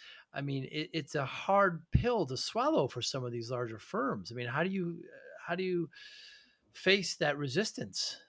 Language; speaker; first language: English; native; English